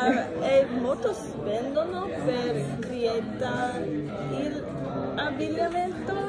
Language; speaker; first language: Italian; non-native, learner; English